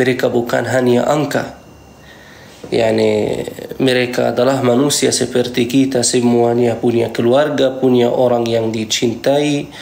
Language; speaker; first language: Indonesian; non-native, fluent; Arabic